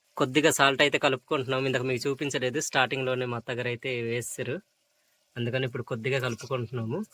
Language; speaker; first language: Telugu; non-native, local second language; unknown